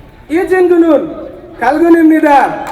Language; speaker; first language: Korean; non-native, learner; Bangla